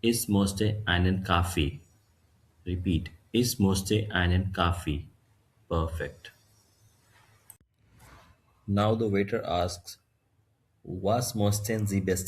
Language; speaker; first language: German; non-native, fluent; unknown